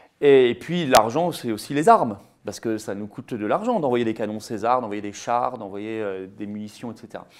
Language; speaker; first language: French; native; French